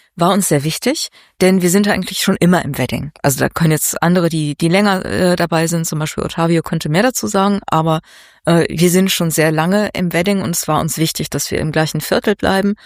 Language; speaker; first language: German; native; German